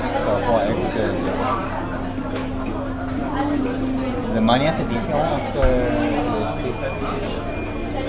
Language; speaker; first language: French; non-native, learner; Korean